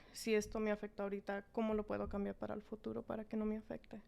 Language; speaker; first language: Spanish; early bilingual, heritage; Spanish